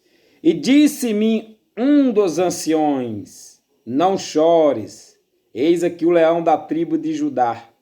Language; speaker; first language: Portuguese; native; Portuguese